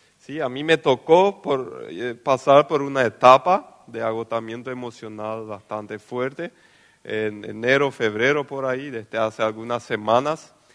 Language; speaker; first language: Spanish; non-native, local second language; Plautdietsch